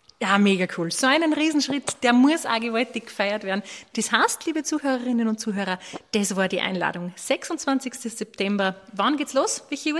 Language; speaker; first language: German; native; German